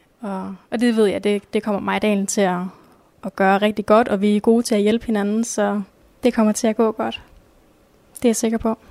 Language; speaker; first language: Danish; native; Danish